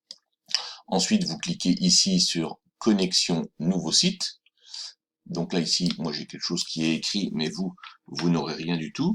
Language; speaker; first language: French; native; French